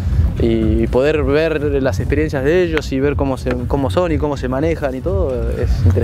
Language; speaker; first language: Spanish; native; Spanish